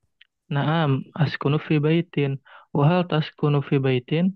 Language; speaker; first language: Arabic; non-native, learner; Indonesian